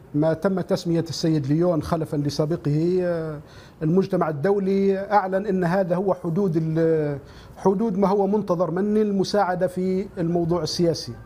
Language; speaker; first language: Arabic; native; Arabic